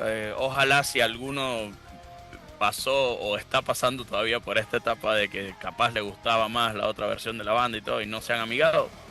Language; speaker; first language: Spanish; native; Spanish